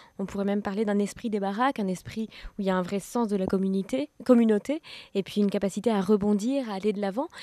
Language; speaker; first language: French; native; French